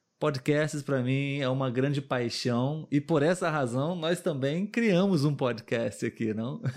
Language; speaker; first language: Portuguese; native; Portuguese